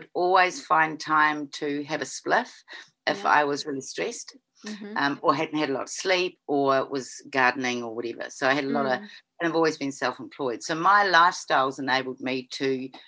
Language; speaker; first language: English; native; English